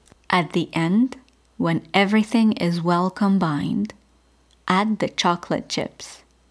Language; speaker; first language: English; non-native, fluent; Arabic